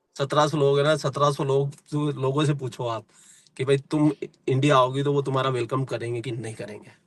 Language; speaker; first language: Hindi; native; Hindi